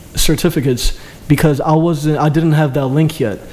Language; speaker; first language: English; early bilingual, other home language; Albanian